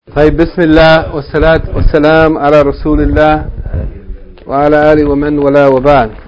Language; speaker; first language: Arabic; non-native, fluent; English